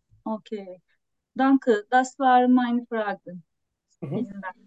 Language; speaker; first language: German; non-native, learner; Turkish